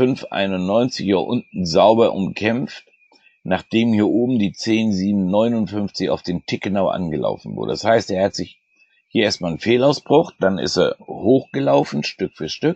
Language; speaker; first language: German; native; German